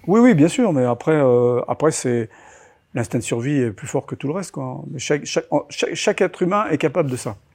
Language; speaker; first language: French; native; French